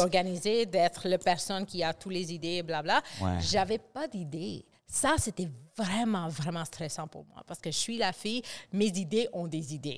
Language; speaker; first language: French; non-native, fluent; English